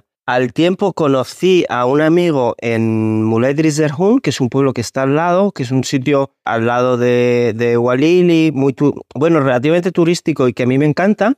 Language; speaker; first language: Spanish; native; Spanish